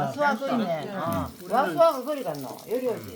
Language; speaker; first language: Korean; native; Korean